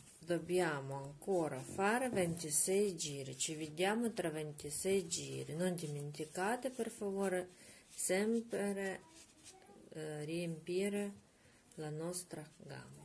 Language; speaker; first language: Italian; non-native, learner; Russian